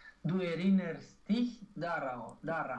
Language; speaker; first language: German; non-native, learner; Romanian